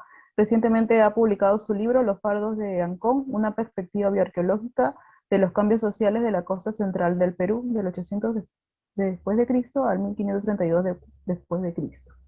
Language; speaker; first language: Spanish; native; Spanish